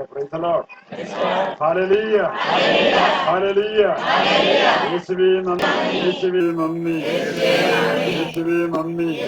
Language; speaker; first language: Malayalam; native; Malayalam